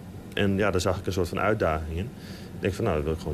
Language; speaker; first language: Dutch; native; Dutch